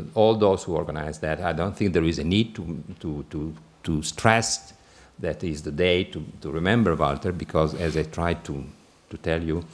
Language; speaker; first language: English; non-native, fluent; Italian